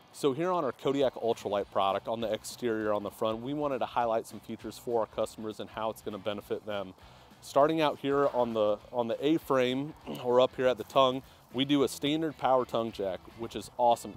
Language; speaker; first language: English; native; English